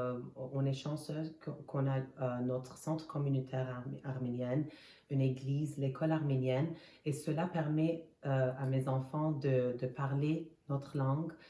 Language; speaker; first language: French; non-native, fluent; Armenian